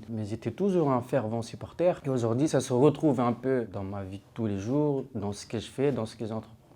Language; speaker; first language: French; non-native, local second language; Fula